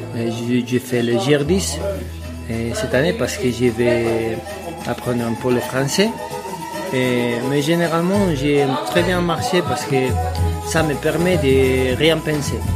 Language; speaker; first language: French; non-native, learner; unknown